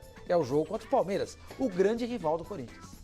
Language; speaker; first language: Portuguese; native; Portuguese